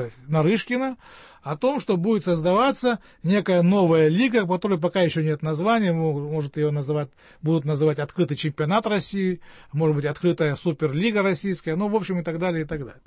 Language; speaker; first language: Russian; native; Russian